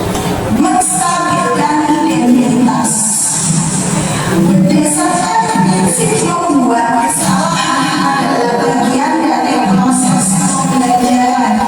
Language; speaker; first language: Indonesian; native; Indonesian